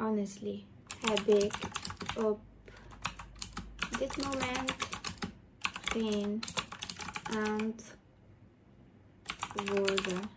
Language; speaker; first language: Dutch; non-native, learner; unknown